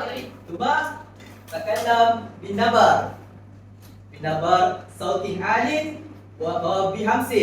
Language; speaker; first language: Arabic; non-native, learner; Malay